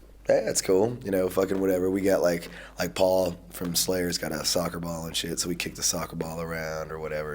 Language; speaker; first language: English; native; English